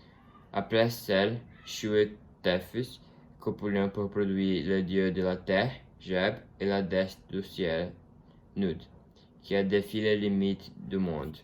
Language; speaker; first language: French; non-native, learner; Portuguese